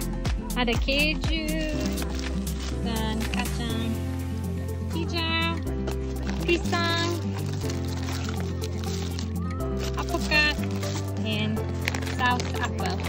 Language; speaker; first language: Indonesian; non-native, learner; English